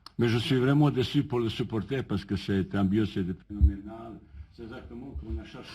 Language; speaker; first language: French; non-native, fluent; Bosnian